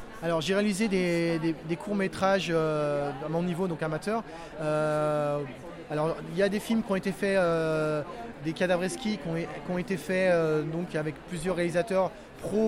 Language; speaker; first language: French; native; French